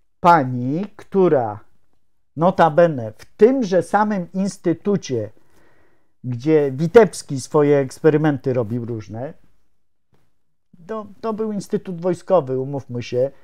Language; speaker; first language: Polish; native; Polish